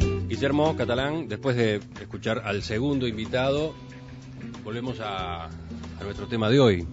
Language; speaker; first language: Spanish; native; Spanish